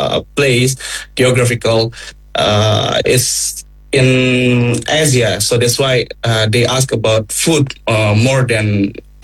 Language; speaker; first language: English; non-native, fluent; Indonesian